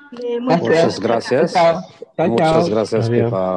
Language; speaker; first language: Spanish; non-native, fluent; Arabic